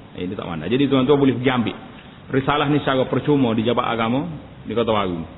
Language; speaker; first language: Malay; native; Malay